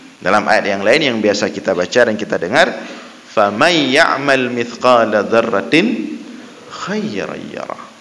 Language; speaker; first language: Malay; non-native, local second language; Achinese